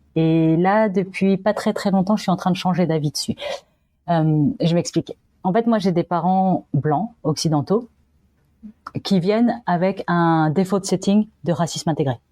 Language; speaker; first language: French; native; French